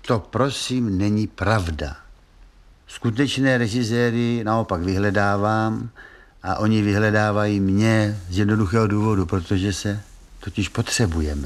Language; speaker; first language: Czech; native; Czech